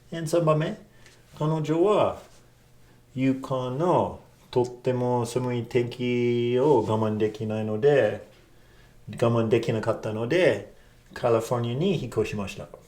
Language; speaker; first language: Japanese; non-native, fluent; English